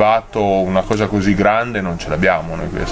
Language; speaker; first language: Italian; native; Italian